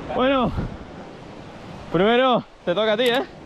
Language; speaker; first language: Spanish; native; Spanish